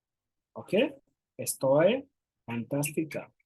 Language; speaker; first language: Spanish; non-native, learner; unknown